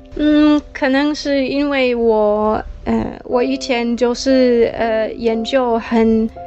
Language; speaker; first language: Chinese; non-native, fluent; German